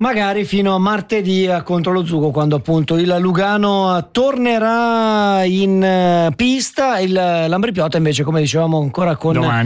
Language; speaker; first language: Italian; native; Italian